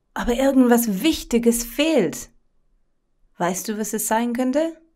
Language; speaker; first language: German; non-native, fluent; English